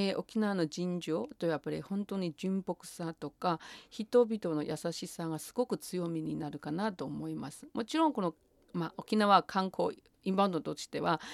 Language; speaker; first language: Japanese; non-native, fluent; Chinese